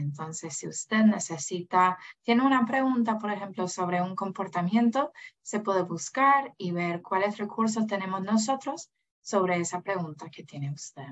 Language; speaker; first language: Spanish; non-native, fluent; English